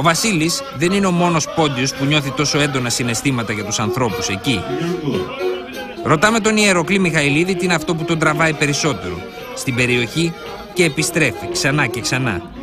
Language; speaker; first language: Greek; native; Greek